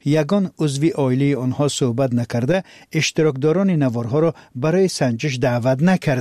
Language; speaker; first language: Persian; native; Persian